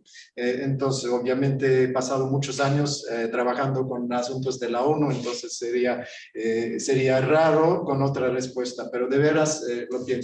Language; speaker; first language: Spanish; non-native, fluent; Swedish